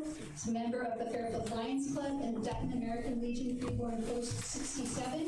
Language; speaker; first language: English; native; English